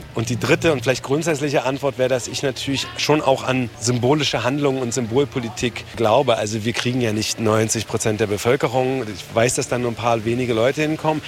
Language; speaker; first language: German; native; German